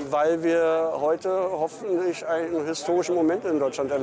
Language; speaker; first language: German; native; German